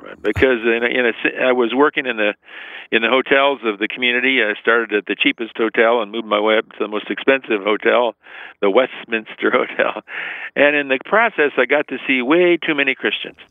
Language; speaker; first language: English; native; English